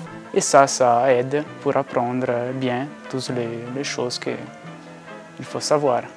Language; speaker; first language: French; non-native, local second language; Italian